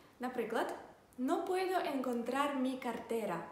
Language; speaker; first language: Spanish; non-native, fluent; Ukrainian